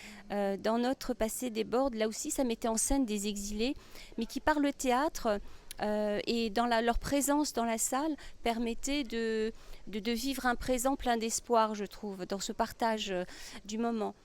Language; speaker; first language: French; native; French